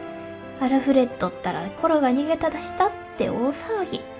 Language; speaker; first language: Japanese; native; Japanese